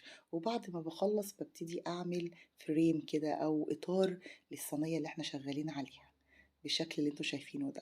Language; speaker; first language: Arabic; native; Arabic